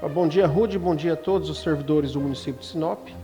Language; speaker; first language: Portuguese; native; Portuguese